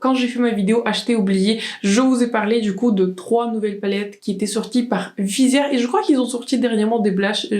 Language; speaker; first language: French; native; French